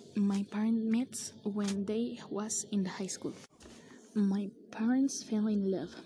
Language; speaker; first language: English; non-native, fluent; Spanish